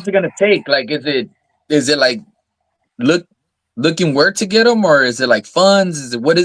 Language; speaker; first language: English; native; English